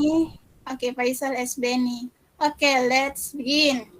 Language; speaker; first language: English; non-native, fluent; Indonesian